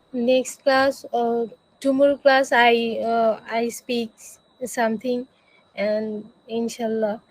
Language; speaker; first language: English; non-native, learner; Bangla